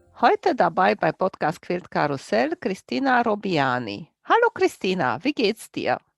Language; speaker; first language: German; non-native, fluent; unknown